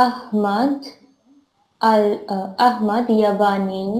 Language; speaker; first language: Arabic; non-native, learner; Bangla